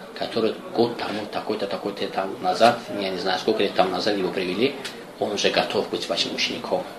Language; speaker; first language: Russian; non-native, local second language; Azerbaijani